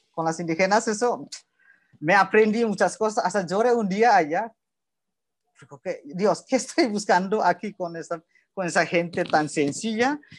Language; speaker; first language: Spanish; non-native, learner; Indonesian